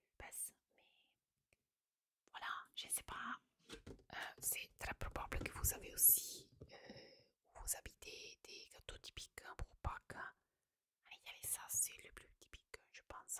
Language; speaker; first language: French; non-native, fluent; Italian